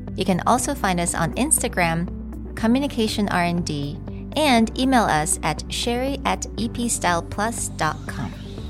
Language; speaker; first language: English; non-native, fluent; Chinese